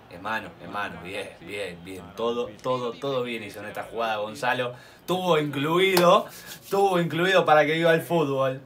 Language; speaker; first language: Spanish; native; Spanish